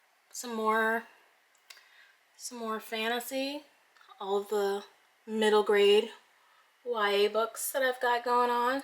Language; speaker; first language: English; native; English